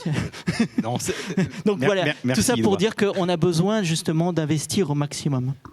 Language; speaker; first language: French; native; French